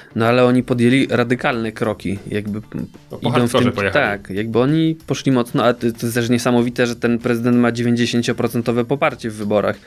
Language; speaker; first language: Polish; native; Polish